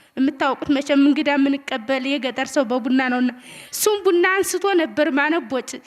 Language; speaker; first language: Amharic; native; Amharic